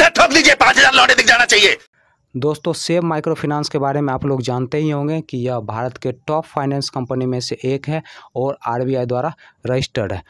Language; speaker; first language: Hindi; native; Hindi